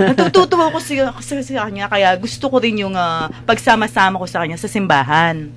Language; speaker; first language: Filipino; non-native, local second language; Pampanga